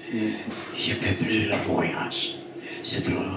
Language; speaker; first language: French; non-native, fluent; Dutch